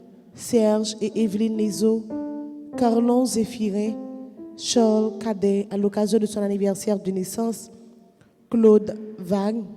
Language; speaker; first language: French; non-native, local second language; Haitian Creole